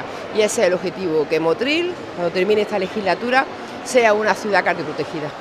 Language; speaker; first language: Spanish; native; Spanish